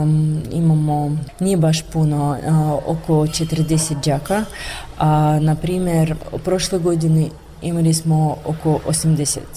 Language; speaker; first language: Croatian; non-native, learner; Russian